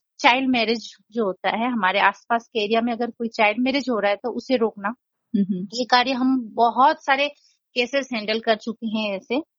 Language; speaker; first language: Hindi; non-native, local second language; Nepali